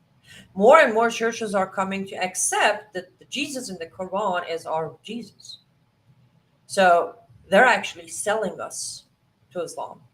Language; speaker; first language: English; non-native, fluent; Persian